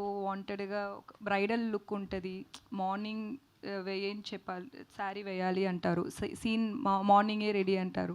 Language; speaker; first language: Telugu; non-native, learner; Tamil